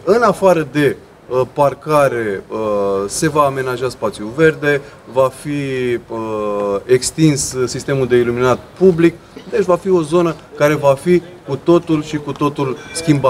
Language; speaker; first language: Romanian; native; Romanian